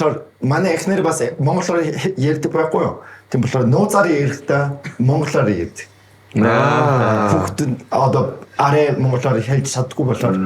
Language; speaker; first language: Mongolian; non-native, fluent; Korean